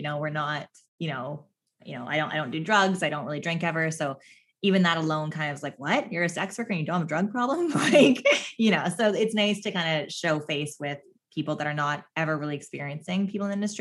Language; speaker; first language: English; native; English